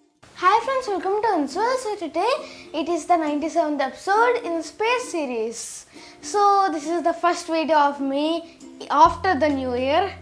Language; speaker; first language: English; early bilingual, other home language; Telugu